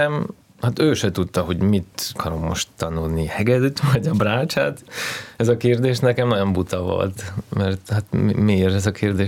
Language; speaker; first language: Hungarian; non-native, learner; Russian